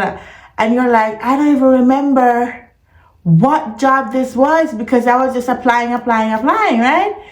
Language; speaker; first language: English; native; English